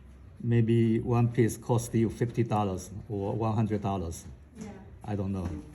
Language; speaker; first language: English; non-native, fluent; Chinese